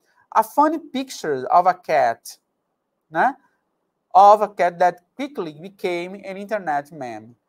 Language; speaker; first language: English; non-native, fluent; Portuguese